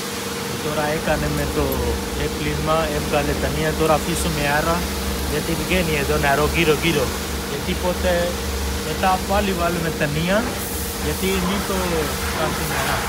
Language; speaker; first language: Greek; non-native, learner; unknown